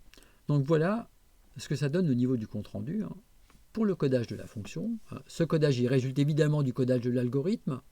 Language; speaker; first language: French; native; French